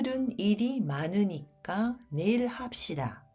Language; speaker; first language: Korean; early bilingual, heritage; Japanese